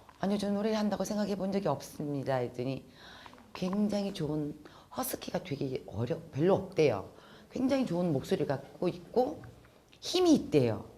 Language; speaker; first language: Korean; native; Korean